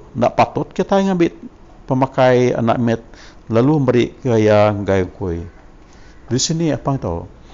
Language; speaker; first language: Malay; non-native, local second language; Iban